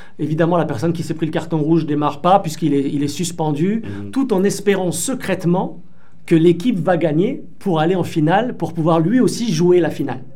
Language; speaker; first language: French; native; French